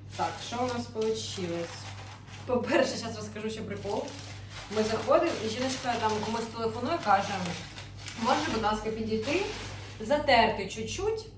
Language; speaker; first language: Ukrainian; non-native, local second language; Russian